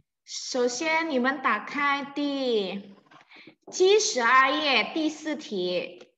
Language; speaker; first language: Chinese; non-native, fluent; Indonesian